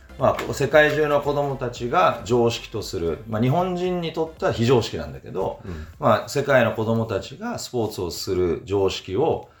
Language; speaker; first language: Japanese; native; Japanese